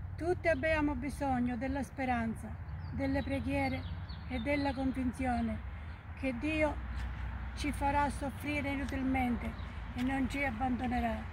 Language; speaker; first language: Italian; native; Italian